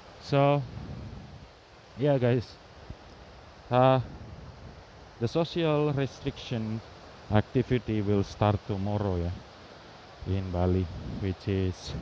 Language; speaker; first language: English; non-native, learner; Indonesian